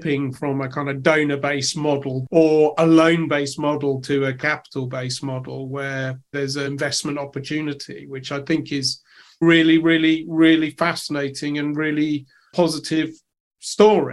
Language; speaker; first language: English; native; English